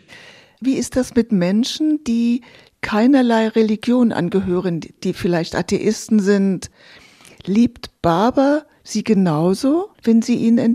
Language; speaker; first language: German; native; German